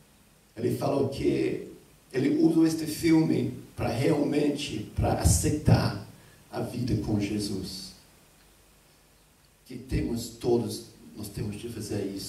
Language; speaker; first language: Portuguese; non-native, fluent; English